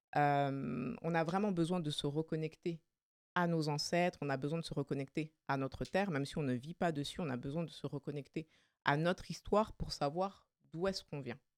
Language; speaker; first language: French; early bilingual, other home language; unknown